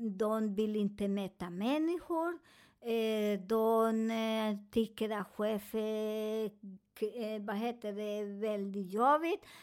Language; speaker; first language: Swedish; non-native, learner; Spanish